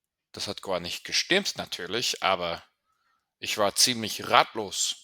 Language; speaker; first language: German; non-native, fluent; English